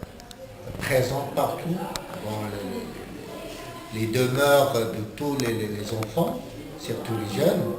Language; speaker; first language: French; non-native, local second language; Arabic